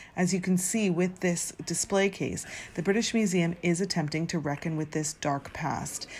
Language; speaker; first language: English; native; English